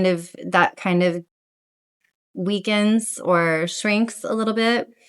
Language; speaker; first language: English; native; English